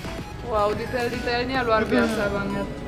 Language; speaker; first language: Indonesian; non-native, fluent; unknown